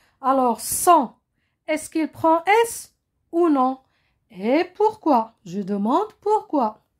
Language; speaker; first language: French; non-native, local second language; Arabic